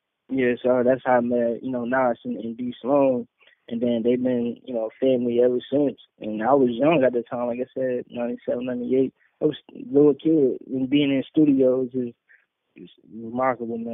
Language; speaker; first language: English; native; English